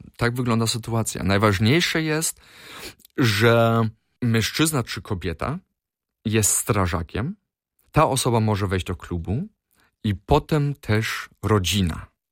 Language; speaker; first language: Polish; early bilingual, heritage; Polish